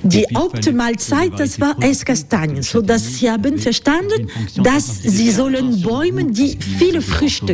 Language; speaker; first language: German; non-native, learner; French